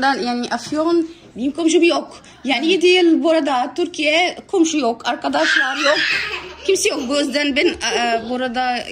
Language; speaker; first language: Turkish; non-native, learner; Arabic